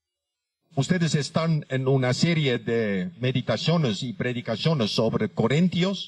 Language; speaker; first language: Spanish; non-native, fluent; Dutch